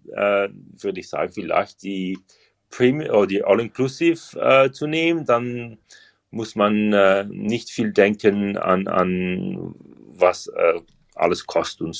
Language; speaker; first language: German; non-native, learner; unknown